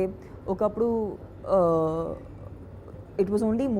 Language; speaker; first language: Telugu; non-native, fluent; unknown